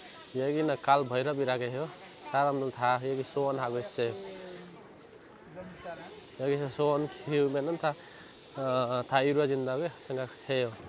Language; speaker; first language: Korean; non-native, fluent; Nepali